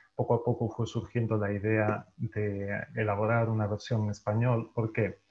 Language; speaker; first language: Spanish; native; Spanish